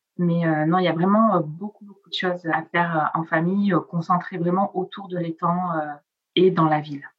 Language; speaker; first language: French; early bilingual, other home language; Italian